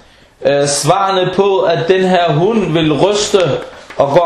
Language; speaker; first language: Danish; non-native, fluent; Arabic